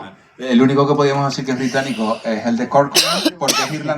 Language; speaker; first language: Spanish; native; Spanish